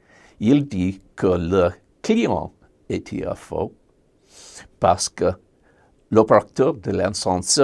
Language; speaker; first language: French; non-native, learner; English